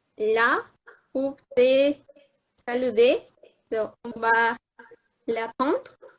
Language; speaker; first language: French; non-native, learner; Spanish